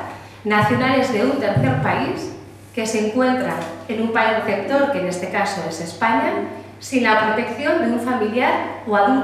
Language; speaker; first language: Spanish; native; Spanish